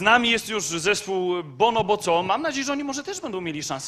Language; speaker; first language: Polish; native; Polish